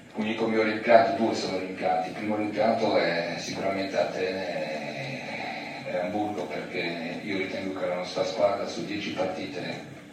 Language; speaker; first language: Italian; non-native, fluent; Polish